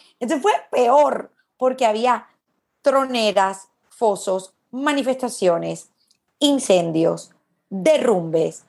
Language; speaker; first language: Spanish; native; Spanish